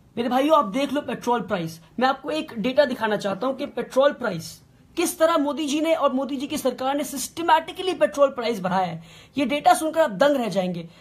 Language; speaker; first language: Hindi; native; Hindi